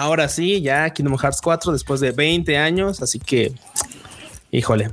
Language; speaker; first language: Spanish; native; Spanish